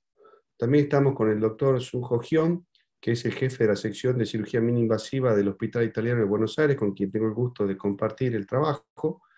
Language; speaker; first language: Spanish; native; Spanish